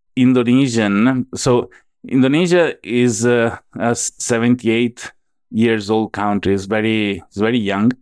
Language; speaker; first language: English; non-native, fluent; Italian